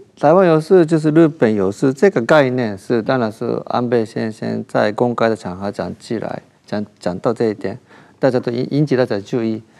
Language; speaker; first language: Chinese; non-native, fluent; Japanese